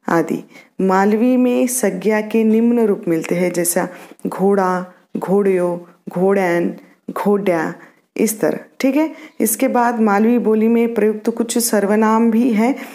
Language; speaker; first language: Hindi; non-native, local second language; Marathi